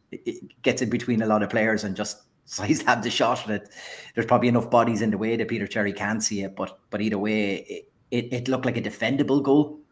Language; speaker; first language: English; native; English